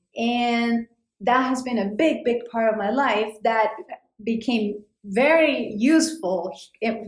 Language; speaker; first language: English; non-native, fluent; Spanish